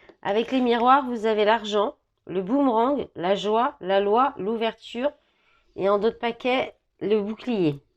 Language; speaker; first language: French; native; French